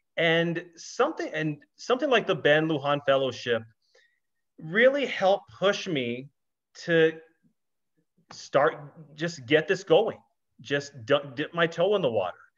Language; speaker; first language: English; native; English